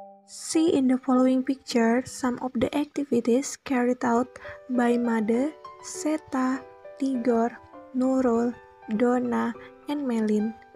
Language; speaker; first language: English; non-native, learner; Indonesian